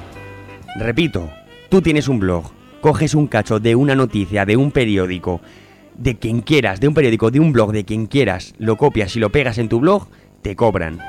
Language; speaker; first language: Spanish; native; Spanish